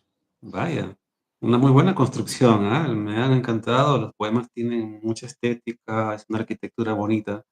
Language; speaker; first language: Spanish; native; Spanish